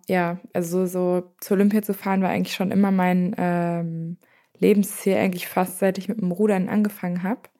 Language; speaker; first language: German; native; German